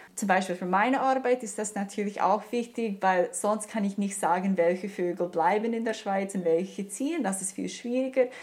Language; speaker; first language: German; non-native, fluent; English